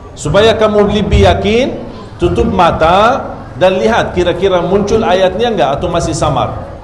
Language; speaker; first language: Malay; non-native, fluent; Arabic